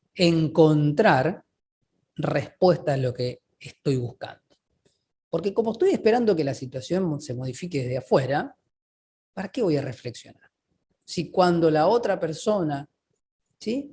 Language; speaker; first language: Spanish; native; Spanish